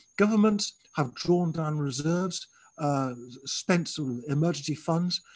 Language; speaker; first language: English; native; English